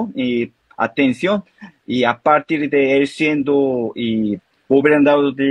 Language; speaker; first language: Spanish; non-native, learner; Korean